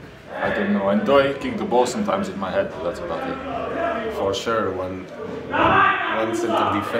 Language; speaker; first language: English; non-native, learner; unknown